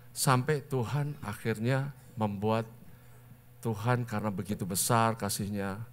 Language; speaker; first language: Indonesian; native; Indonesian